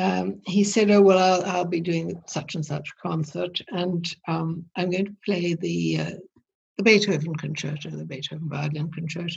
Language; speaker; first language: English; native; English